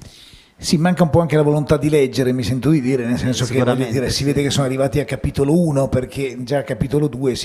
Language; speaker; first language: Italian; native; Italian